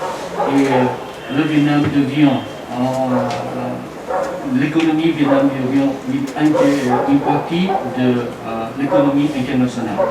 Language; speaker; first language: French; non-native, learner; Vietnamese